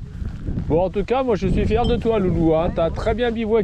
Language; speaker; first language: French; native; French